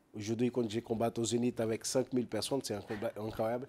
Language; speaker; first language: French; non-native, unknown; Portuguese